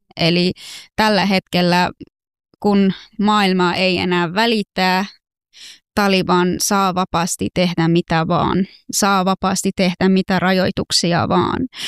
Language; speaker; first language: Finnish; non-native, fluent; Persian